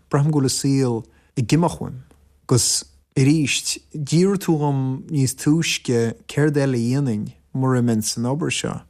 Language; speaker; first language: Irish; native; Irish